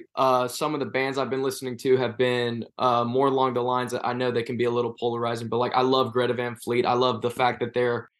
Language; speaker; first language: English; native; English